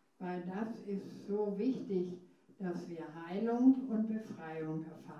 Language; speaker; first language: German; non-native, fluent; English